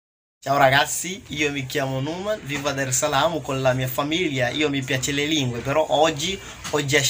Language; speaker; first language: Italian; non-native, learner; Swahili